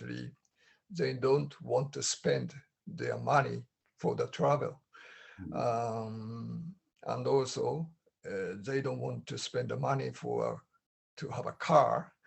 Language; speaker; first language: English; non-native, learner; Japanese